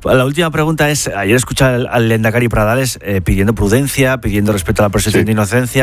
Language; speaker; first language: Spanish; native; Spanish